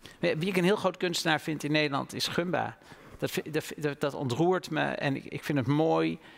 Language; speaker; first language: Dutch; native; Dutch